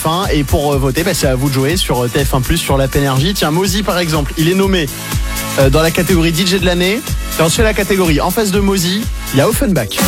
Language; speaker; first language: French; native; French